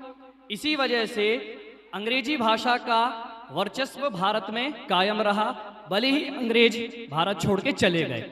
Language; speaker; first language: Hindi; native; Hindi